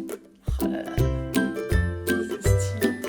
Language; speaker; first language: French; native; French